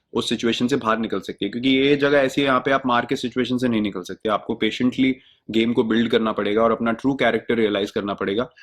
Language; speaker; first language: Hindi; native; Hindi